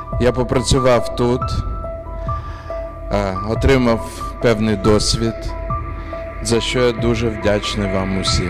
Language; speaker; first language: Ukrainian; non-native, local second language; Russian